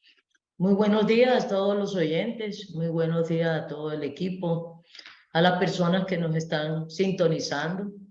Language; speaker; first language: Spanish; native; Spanish